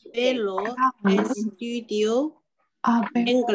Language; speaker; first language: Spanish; non-native, learner; Chinese